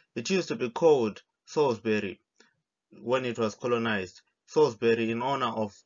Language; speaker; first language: English; non-native, local second language; Shona